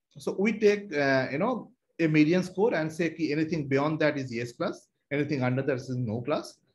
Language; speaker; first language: English; non-native, local second language; Bangla